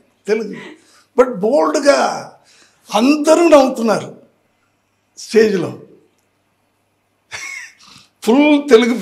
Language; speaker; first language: Telugu; non-native, learner; Tamil